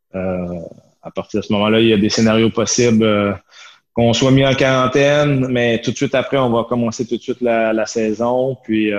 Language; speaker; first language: French; native; French